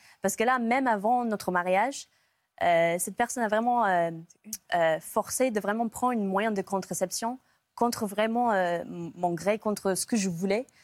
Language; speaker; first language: French; non-native, fluent; English